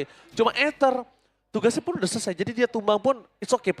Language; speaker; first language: Indonesian; native; Indonesian